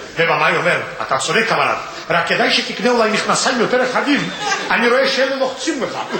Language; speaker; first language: Hebrew; non-native, fluent; Russian